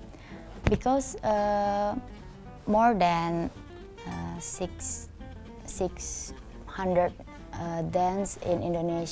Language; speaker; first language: English; non-native, learner; Indonesian